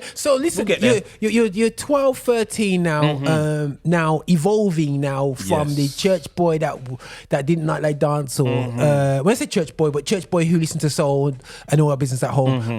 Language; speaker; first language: English; native; English